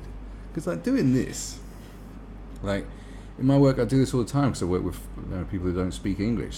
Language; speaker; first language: English; native; English